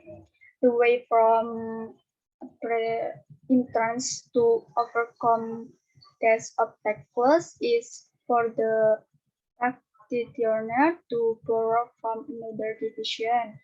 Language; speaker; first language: English; non-native, learner; Indonesian